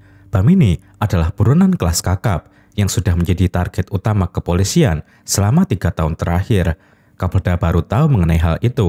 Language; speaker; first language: Indonesian; native; Indonesian